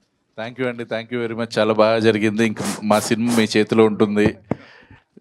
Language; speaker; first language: Telugu; native; Telugu